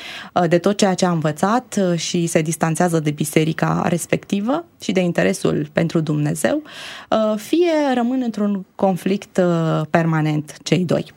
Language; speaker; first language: Romanian; native; Romanian